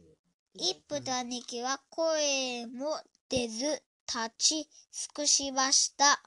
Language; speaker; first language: Japanese; non-native, learner; Indonesian